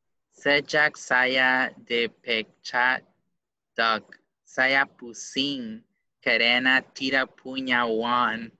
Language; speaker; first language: Indonesian; non-native, learner; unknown